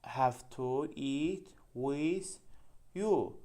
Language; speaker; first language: English; non-native, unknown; Azerbaijani